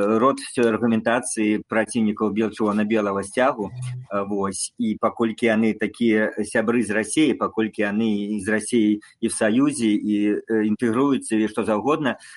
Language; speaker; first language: Belarusian; non-native, local second language; Russian